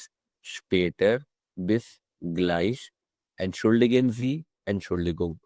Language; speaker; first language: German; non-native, fluent; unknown